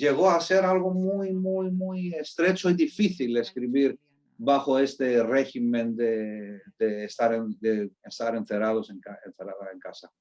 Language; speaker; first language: Spanish; non-native, fluent; Greek